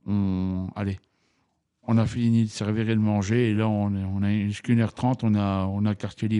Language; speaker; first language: French; native; French